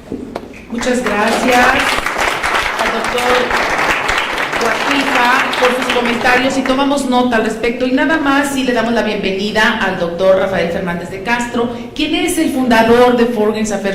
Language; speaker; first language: Spanish; native; Spanish